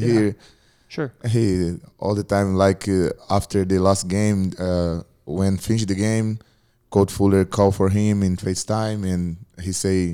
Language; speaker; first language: English; non-native, learner; Portuguese